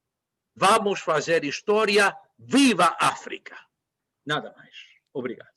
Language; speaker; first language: Portuguese; non-native, fluent; Spanish